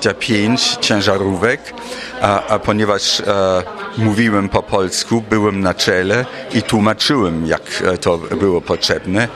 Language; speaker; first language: Polish; non-native, fluent; German